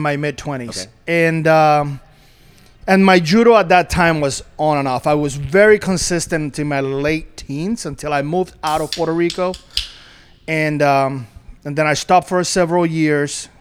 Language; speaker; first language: English; non-native, fluent; Spanish